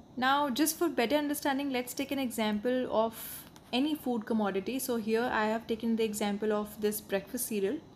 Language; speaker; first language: English; non-native, local second language; Hindi